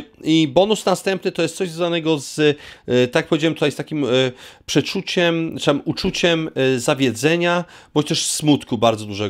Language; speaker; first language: Polish; native; Polish